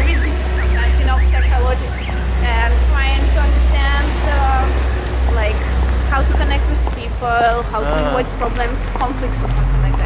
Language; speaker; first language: English; non-native, fluent; Russian